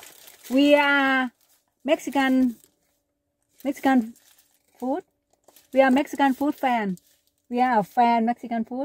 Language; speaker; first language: English; non-native, learner; Thai